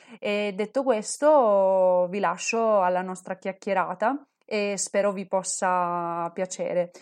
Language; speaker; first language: Italian; native; Italian